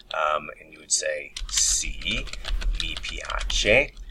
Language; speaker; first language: Italian; non-native, fluent; English